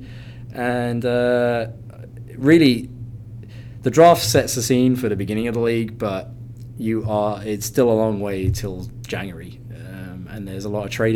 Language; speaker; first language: English; native; English